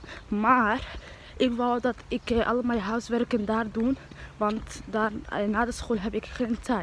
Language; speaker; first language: Dutch; non-native, learner; Somali